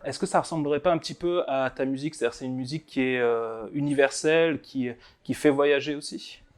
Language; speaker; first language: French; native; French